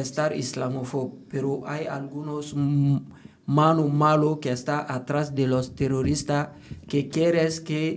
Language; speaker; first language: Spanish; non-native, learner; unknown